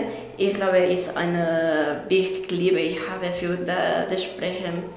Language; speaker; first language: German; non-native, learner; Spanish